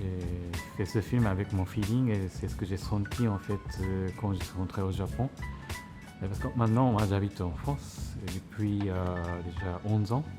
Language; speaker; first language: French; non-native, fluent; Japanese